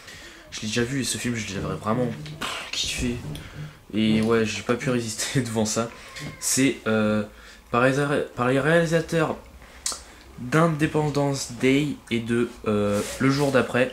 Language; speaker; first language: French; native; French